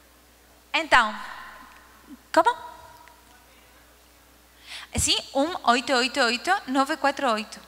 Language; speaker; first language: Portuguese; non-native, learner; Spanish